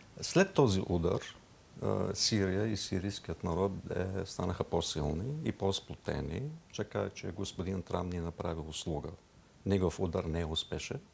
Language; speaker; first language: Bulgarian; non-native, fluent; Arabic